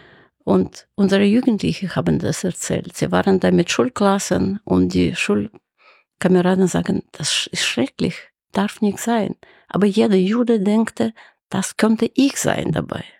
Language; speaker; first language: German; non-native, fluent; Russian